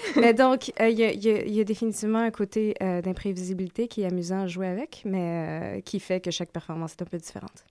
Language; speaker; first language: French; native; French